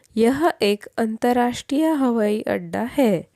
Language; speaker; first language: Hindi; non-native, local second language; Marathi